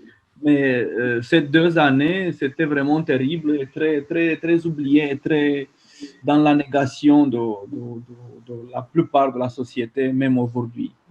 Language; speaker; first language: French; non-native, fluent; Romanian